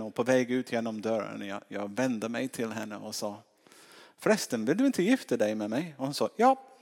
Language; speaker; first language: Swedish; non-native, fluent; English